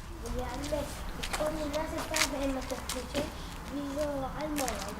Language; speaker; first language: Arabic; native; Arabic